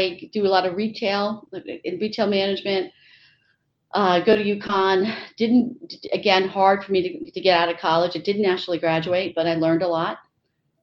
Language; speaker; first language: English; native; English